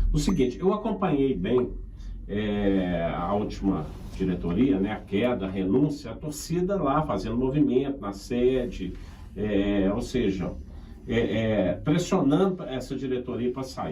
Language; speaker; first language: Portuguese; native; Portuguese